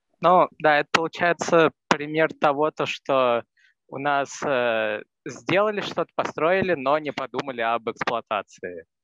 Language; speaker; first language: Russian; non-native, fluent; Hindi